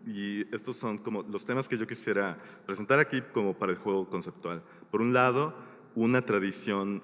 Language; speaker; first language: Spanish; native; Spanish